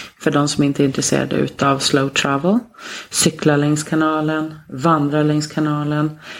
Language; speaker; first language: Swedish; native; Swedish